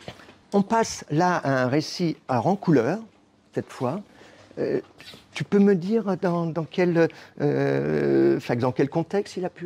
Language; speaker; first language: French; native; French